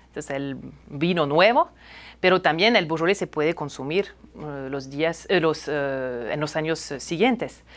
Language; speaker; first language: Spanish; non-native, fluent; French